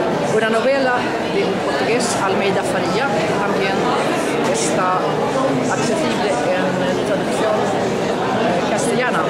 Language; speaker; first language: Spanish; non-native, fluent; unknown